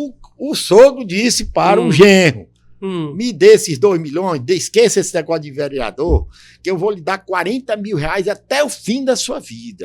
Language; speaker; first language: Portuguese; native; Portuguese